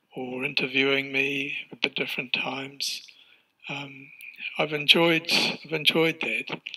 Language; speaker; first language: English; native; English